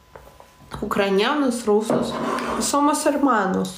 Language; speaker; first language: Spanish; non-native, fluent; Russian